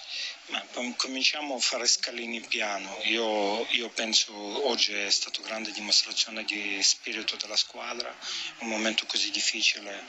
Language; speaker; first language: Italian; non-native, fluent; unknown